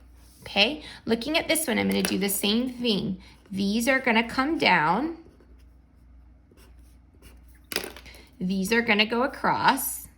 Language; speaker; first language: English; native; English